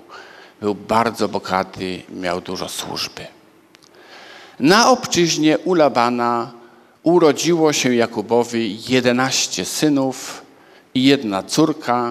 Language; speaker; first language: Polish; native; Polish